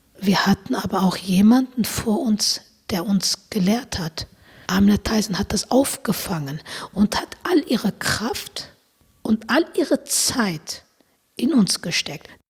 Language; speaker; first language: German; non-native, fluent; Turkish